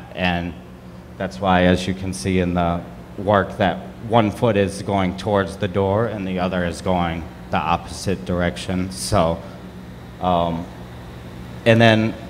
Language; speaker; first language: English; native; English